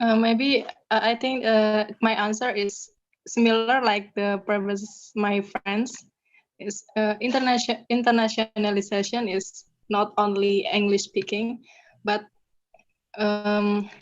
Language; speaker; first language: English; non-native, learner; Indonesian